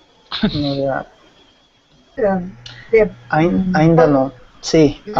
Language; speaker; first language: Spanish; non-native, learner; Portuguese